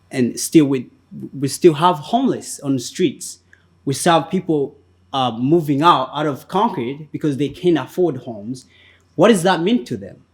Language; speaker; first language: English; non-native, fluent; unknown